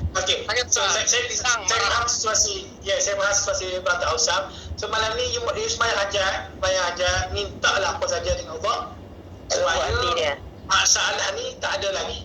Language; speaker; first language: Malay; native; Malay